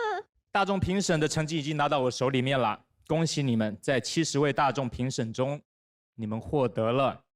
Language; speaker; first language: Chinese; native; Chinese